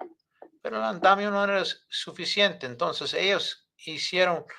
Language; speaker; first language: Spanish; non-native, fluent; English